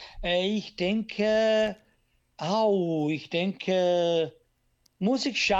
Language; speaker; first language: German; non-native, learner; Italian